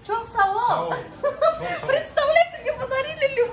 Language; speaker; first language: Russian; native; Russian